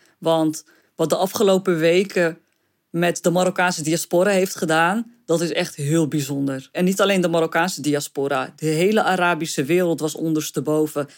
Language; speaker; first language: Dutch; early bilingual, other home language; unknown